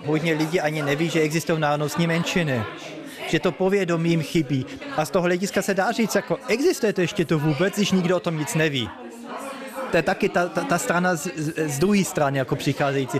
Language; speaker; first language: Czech; early bilingual, heritage; Czech